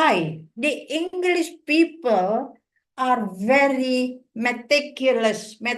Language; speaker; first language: English; non-native, fluent; Indonesian